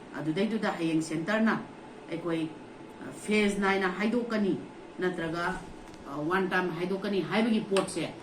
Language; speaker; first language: Manipuri; native; Manipuri